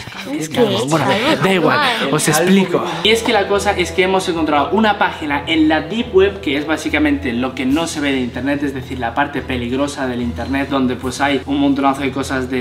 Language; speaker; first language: Spanish; native; Spanish